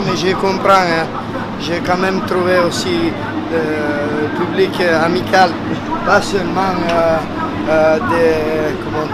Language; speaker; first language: French; non-native, learner; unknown